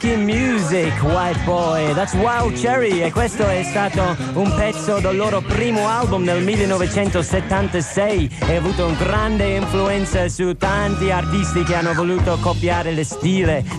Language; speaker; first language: Italian; non-native, fluent; English